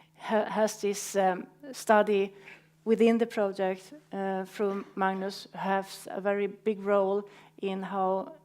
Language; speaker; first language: English; non-native, fluent; Swedish